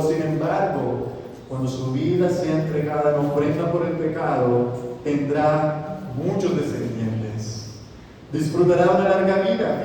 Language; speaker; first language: Spanish; native; Spanish